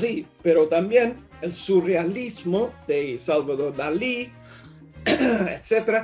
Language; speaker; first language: Spanish; early bilingual, heritage; English